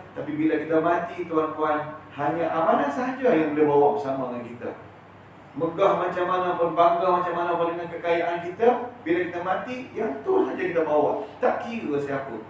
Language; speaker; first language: Malay; early bilingual, heritage; Malay